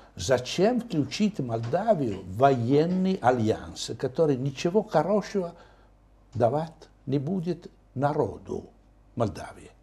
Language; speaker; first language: Russian; non-native, fluent; Italian